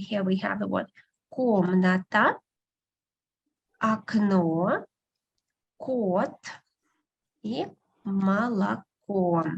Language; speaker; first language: Russian; non-native, fluent; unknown